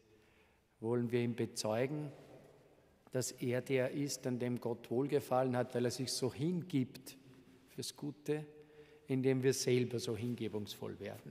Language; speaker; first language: German; native; German